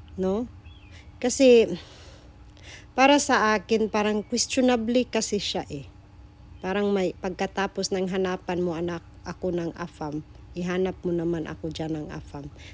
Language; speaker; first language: Filipino; non-native, local second language; Cebuano